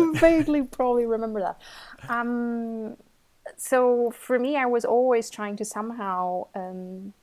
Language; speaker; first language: English; non-native, fluent; Portuguese